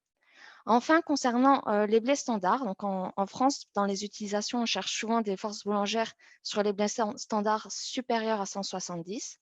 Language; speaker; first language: French; native; French